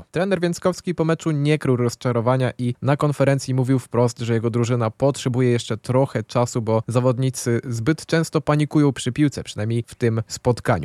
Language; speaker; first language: Polish; native; Polish